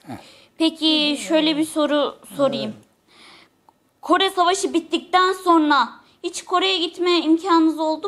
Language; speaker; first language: Turkish; native; Turkish